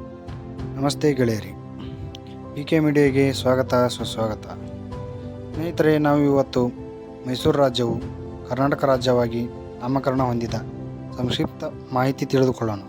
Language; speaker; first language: Kannada; native; Kannada